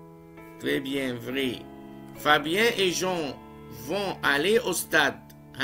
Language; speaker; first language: French; non-native, fluent; Arabic